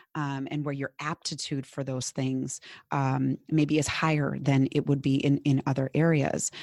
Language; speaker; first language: English; native; English